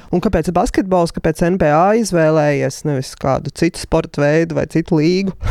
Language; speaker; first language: Latvian; native; Latvian